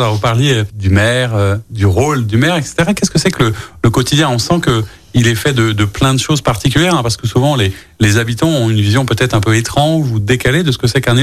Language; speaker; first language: French; native; French